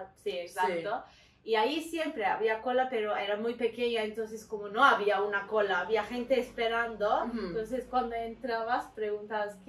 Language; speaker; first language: Spanish; non-native, learner; Turkish